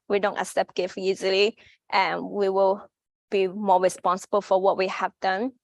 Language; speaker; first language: English; non-native, fluent; Chinese